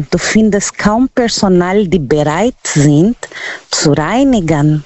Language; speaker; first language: German; non-native, learner; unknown